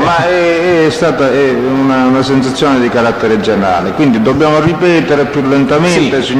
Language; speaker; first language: Italian; native; Italian